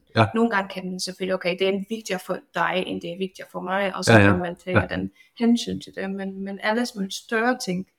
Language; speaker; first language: Danish; non-native, fluent; Polish